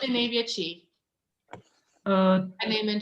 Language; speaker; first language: Czech; early bilingual, heritage; Czech